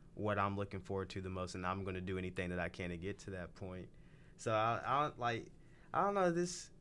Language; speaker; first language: English; native; English